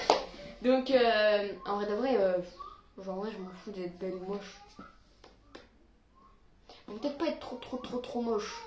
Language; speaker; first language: French; native; French